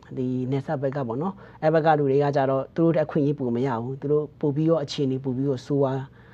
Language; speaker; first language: Burmese; non-native, local second language; Kachin